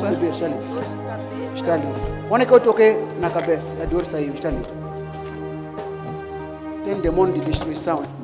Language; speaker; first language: Portuguese; non-native, local second language; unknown